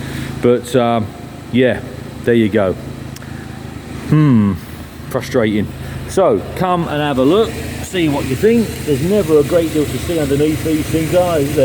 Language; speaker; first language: English; native; English